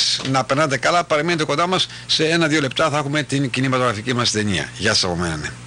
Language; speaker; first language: Greek; native; Greek